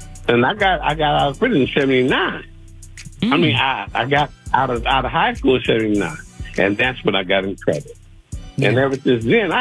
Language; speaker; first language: English; native; English